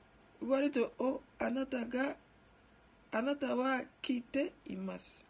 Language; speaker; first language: Japanese; non-native, learner; Ganda